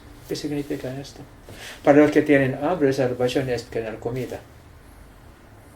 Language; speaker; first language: Spanish; non-native, fluent; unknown